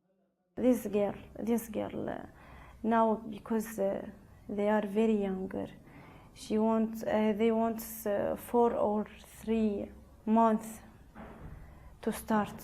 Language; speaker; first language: English; non-native, learner; Arabic